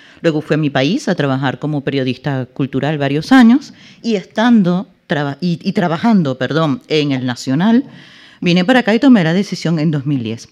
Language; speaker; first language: Spanish; native; Spanish